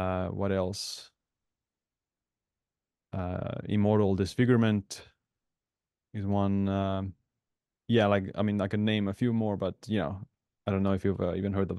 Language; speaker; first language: English; non-native, fluent; Estonian